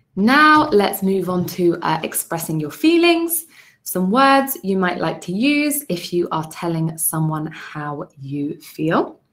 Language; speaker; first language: English; native; English